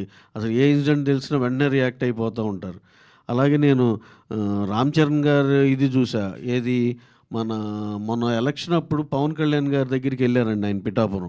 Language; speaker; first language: Telugu; native; Telugu